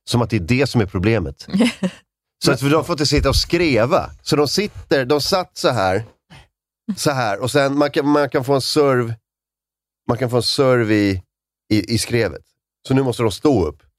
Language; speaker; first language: Swedish; native; Swedish